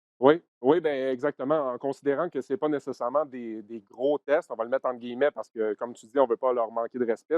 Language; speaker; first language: French; native; French